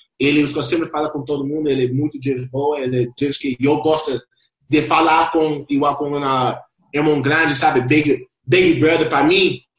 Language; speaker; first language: Portuguese; non-native, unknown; Spanish